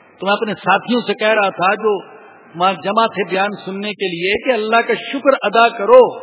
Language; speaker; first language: Urdu; non-native, local second language; Punjabi